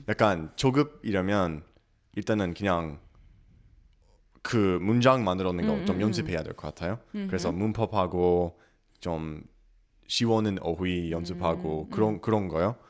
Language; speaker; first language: Korean; non-native, learner; English